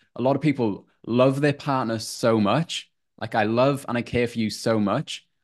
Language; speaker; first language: English; native; English